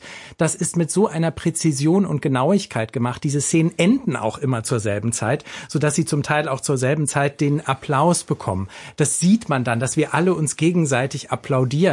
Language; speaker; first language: German; native; German